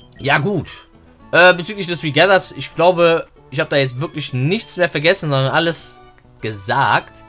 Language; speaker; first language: German; early bilingual, other home language; Turkish